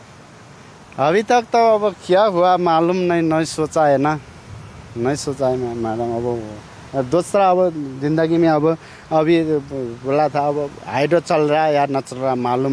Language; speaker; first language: Hindi; non-native, learner; Nepali